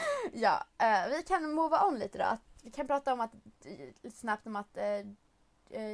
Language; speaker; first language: Swedish; native; Swedish